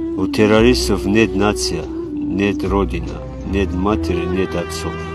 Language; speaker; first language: Russian; non-native, local second language; Tajik